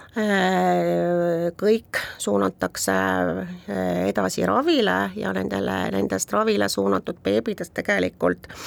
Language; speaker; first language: Estonian; native; Estonian